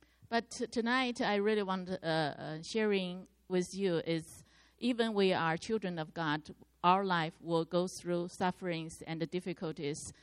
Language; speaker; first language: English; non-native, learner; Chinese